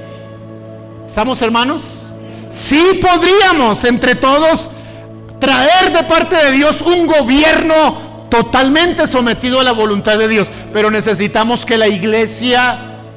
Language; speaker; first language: Spanish; native; Spanish